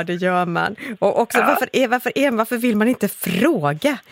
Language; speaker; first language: Swedish; native; Swedish